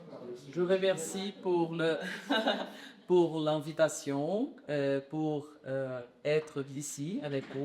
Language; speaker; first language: French; non-native, learner; Portuguese